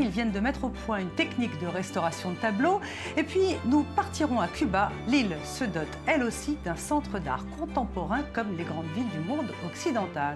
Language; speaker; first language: French; native; French